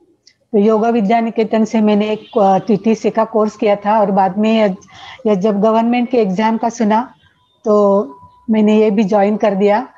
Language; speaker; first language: Hindi; non-native, local second language; Marathi